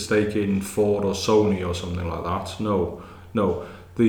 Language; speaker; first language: English; native; English